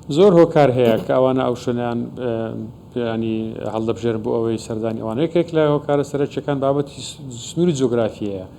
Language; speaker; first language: Central Kurdish; native; Central Kurdish